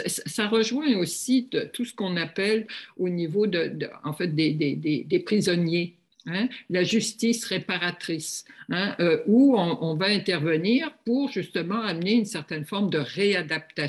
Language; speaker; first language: French; native; French